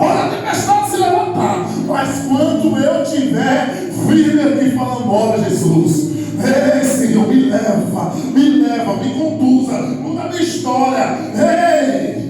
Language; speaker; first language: Portuguese; native; Portuguese